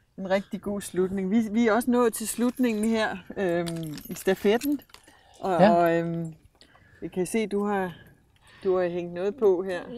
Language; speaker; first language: Danish; native; Danish